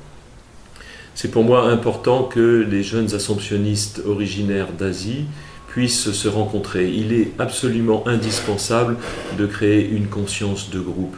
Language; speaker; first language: French; native; French